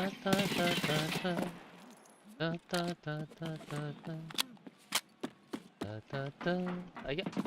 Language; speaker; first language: Japanese; non-native, learner; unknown